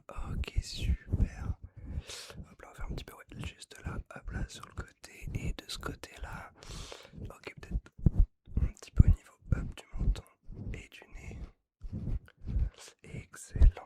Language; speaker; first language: French; native; French